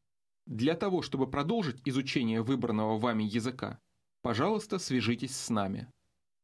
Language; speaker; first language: Russian; native; Russian